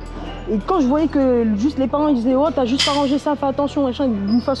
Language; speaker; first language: French; native; French